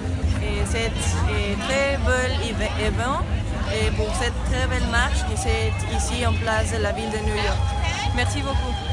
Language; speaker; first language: French; non-native, learner; Spanish